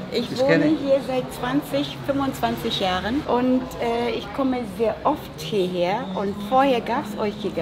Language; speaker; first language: German; non-native, fluent; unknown